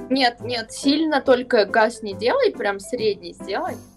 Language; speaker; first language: Russian; native; Russian